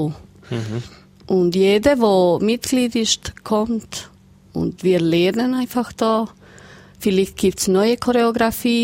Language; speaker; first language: German; non-native, learner; Serbian